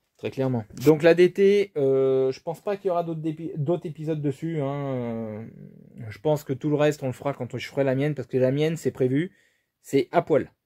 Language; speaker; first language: French; native; French